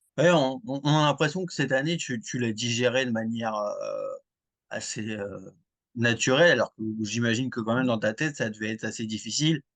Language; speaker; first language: French; native; French